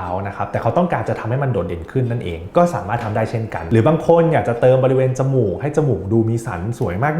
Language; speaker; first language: Thai; native; Thai